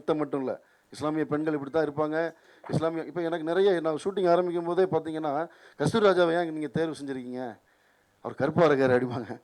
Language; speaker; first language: Tamil; native; Tamil